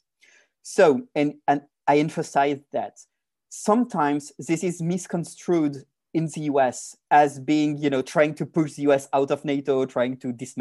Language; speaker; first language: English; non-native, fluent; French